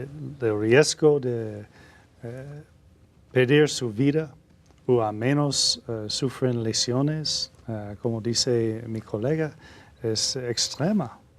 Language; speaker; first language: Spanish; non-native, learner; English